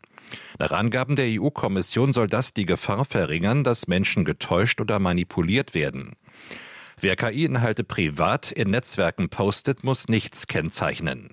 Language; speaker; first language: German; native; German